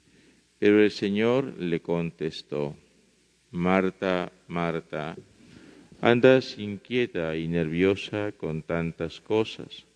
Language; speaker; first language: Spanish; native; Spanish